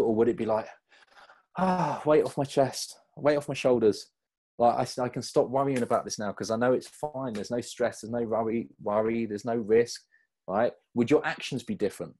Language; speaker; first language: English; native; English